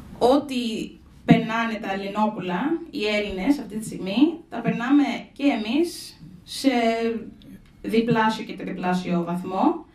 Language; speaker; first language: Greek; non-native, fluent; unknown